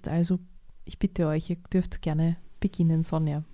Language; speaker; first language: German; native; German